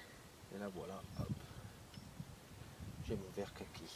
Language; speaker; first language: French; native; French